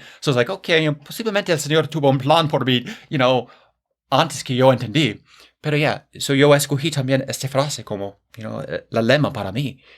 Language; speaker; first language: Spanish; non-native, fluent; English